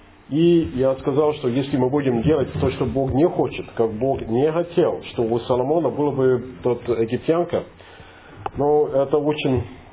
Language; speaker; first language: Russian; non-native, fluent; English